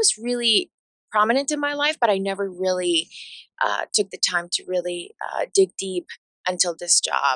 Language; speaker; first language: English; non-native, fluent; Spanish